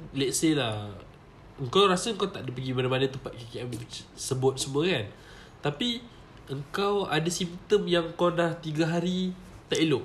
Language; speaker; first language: Malay; native; Malay